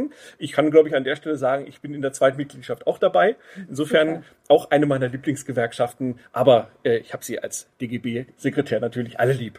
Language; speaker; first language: German; native; German